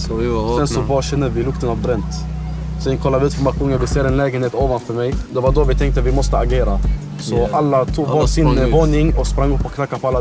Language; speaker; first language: Swedish; native; Swedish